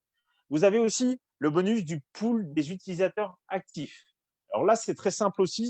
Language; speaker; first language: French; native; French